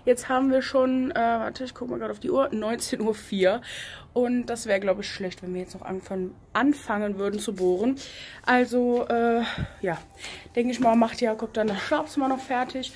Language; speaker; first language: German; native; German